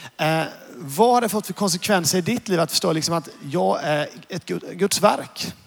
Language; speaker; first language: Swedish; native; Swedish